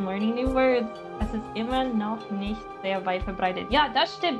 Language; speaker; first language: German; non-native, learner; English